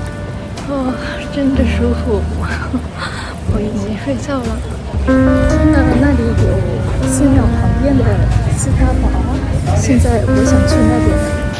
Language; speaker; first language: Chinese; non-native, learner; Japanese